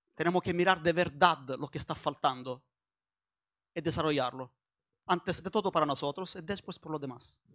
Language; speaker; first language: Spanish; non-native, learner; Italian